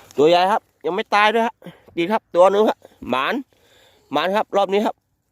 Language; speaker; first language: Thai; native; Thai